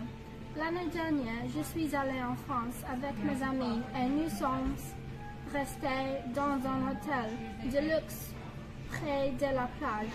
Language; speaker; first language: French; non-native, learner; English